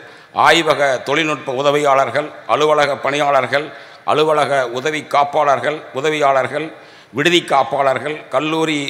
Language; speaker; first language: Tamil; native; Tamil